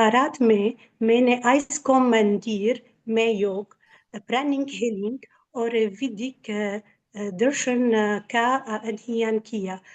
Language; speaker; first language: Hindi; non-native, learner; Arabic